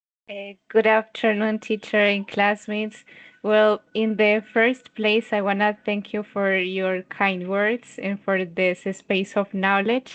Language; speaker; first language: English; non-native, learner; Spanish